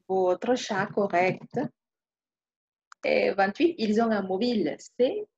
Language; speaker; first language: French; non-native, fluent; Spanish